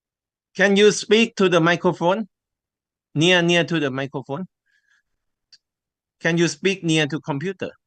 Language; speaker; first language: English; non-native, learner; Thai